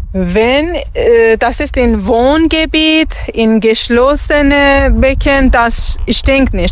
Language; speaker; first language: German; non-native, learner; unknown